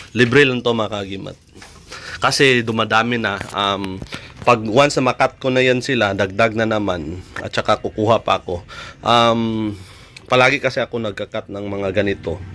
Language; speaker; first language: Filipino; non-native, local second language; Cebuano